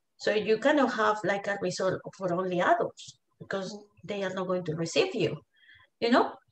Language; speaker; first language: English; non-native, fluent; Spanish